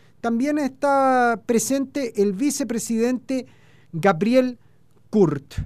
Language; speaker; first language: Spanish; native; Spanish